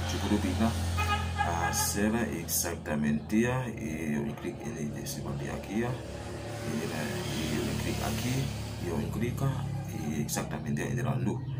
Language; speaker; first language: Spanish; non-native, learner; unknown